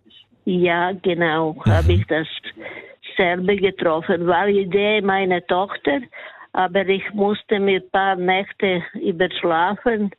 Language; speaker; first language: German; non-native, fluent; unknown